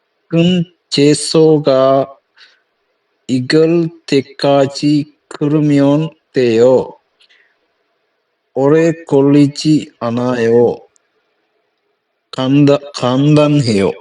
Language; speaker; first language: Korean; non-native, learner; Sinhala